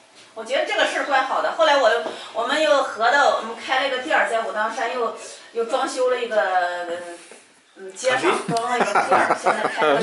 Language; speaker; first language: Chinese; native; Chinese